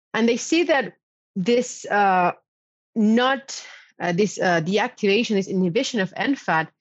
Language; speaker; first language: English; non-native, fluent; Spanish